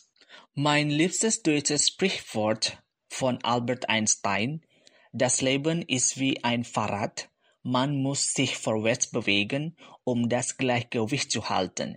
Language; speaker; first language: German; non-native, fluent; Indonesian